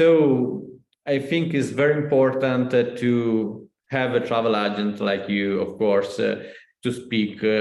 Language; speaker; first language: English; non-native, learner; Italian